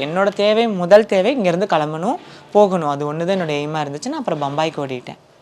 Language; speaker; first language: Tamil; native; Tamil